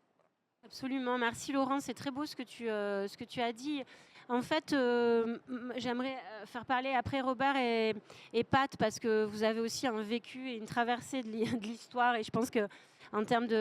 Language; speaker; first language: French; native; French